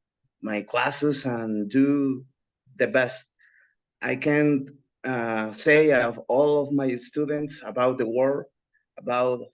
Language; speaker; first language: English; non-native, learner; Spanish